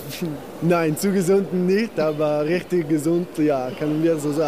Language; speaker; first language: German; non-native, learner; Italian